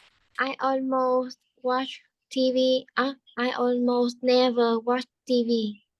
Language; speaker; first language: English; non-native, learner; Vietnamese